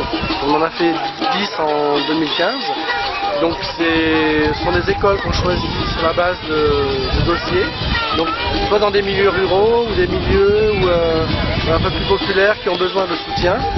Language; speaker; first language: French; native; French